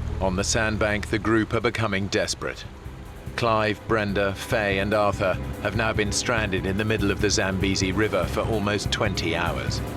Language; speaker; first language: English; native; English